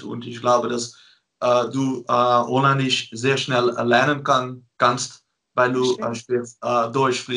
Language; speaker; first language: German; non-native, learner; Dutch